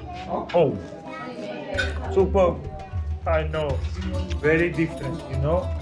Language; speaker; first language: English; non-native, learner; Armenian